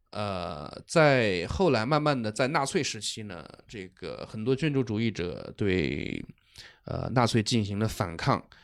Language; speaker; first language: Chinese; native; Chinese